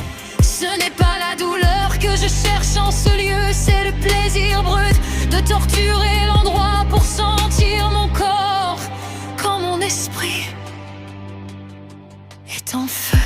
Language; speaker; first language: French; native; French